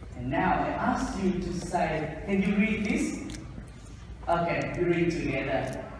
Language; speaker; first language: English; non-native, fluent; Vietnamese